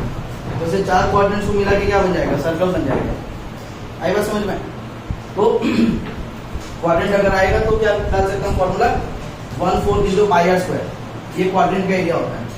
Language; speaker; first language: Hindi; native; Hindi